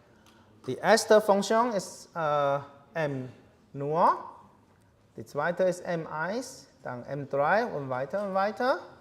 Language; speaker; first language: German; non-native, learner; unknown